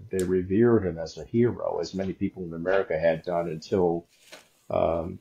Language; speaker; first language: English; native; English